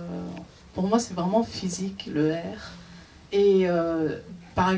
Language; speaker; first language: French; non-native, fluent; Japanese